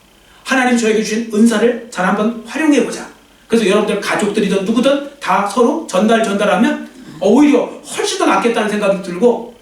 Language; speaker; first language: Korean; native; Korean